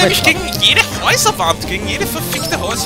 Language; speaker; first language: German; native; German